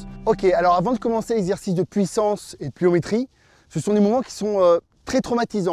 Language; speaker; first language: French; native; French